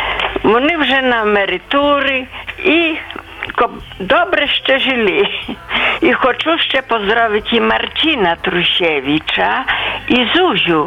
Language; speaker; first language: Polish; non-native, local second language; Belarusian